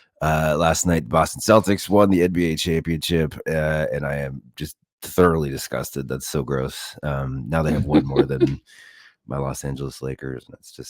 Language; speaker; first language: English; native; English